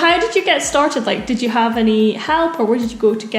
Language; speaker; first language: English; native; English